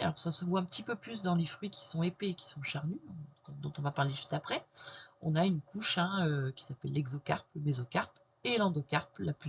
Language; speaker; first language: French; native; French